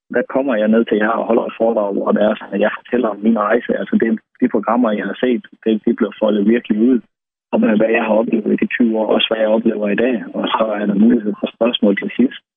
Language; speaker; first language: Danish; native; Danish